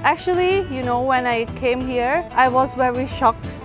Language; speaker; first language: English; non-native, learner; Thai